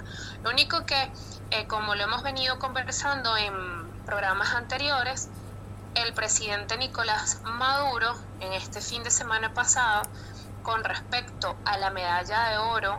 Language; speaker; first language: Spanish; native; Spanish